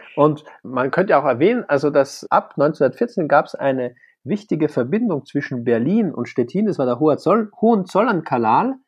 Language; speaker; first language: German; non-native, fluent; French